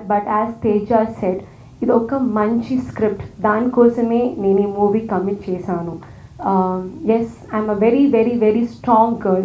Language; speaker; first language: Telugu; non-native, fluent; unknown